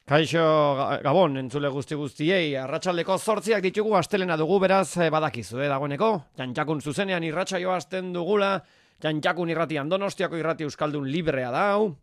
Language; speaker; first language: Basque; native; Basque